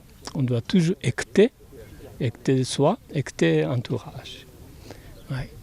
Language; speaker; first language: French; non-native, fluent; Japanese